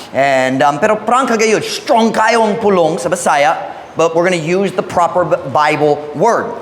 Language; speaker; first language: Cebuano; non-native, fluent; English